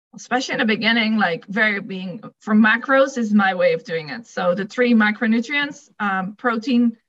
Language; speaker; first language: English; non-native, fluent; Dutch